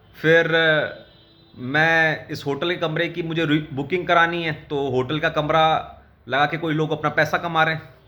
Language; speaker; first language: Hindi; native; Hindi